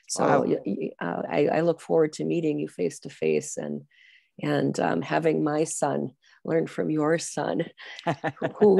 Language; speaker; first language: English; native; English